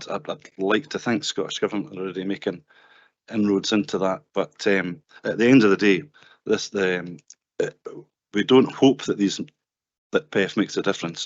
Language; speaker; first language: English; native; English